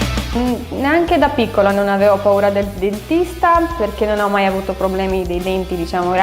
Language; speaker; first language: Italian; non-native, fluent; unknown